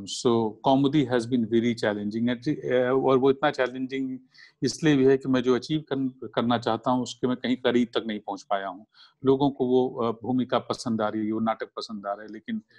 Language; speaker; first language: Hindi; native; Hindi